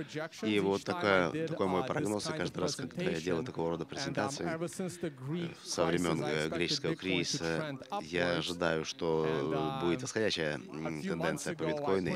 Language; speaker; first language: Russian; native; Russian